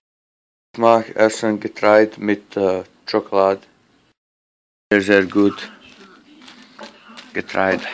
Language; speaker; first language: German; non-native, learner; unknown